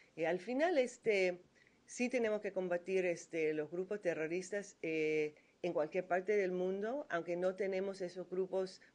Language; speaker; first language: Spanish; non-native, fluent; English